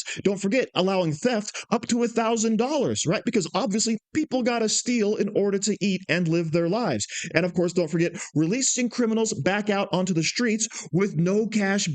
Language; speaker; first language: English; native; English